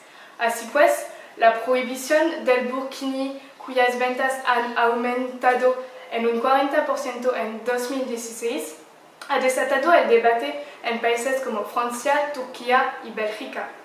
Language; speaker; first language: Spanish; non-native, learner; French